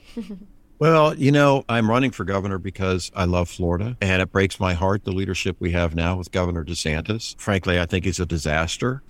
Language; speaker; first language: English; native; English